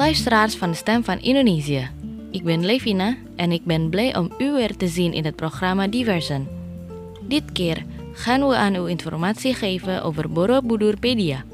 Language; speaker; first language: Dutch; non-native, learner; Indonesian